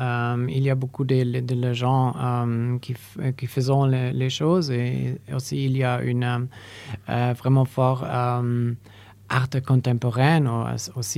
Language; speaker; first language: French; non-native, learner; Polish